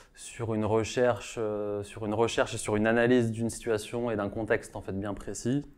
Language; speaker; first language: French; native; French